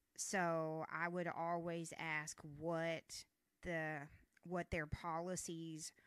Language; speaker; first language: English; native; English